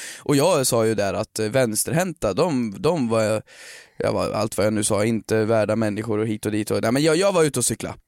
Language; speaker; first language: Swedish; native; Swedish